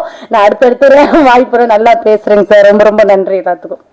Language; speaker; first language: Tamil; native; Tamil